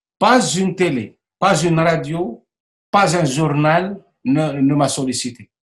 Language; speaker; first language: French; non-native, local second language; Arabic